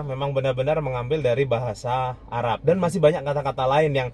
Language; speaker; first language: Indonesian; native; Indonesian